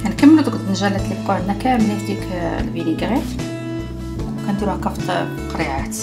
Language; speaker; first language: Arabic; native; Arabic